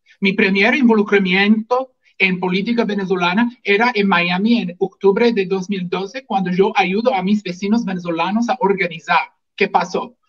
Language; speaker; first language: Spanish; non-native, fluent; English